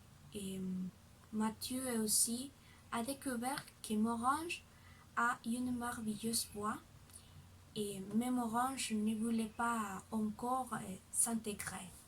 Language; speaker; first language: French; non-native, learner; Spanish